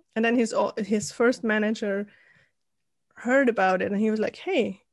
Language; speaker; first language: English; non-native, fluent; German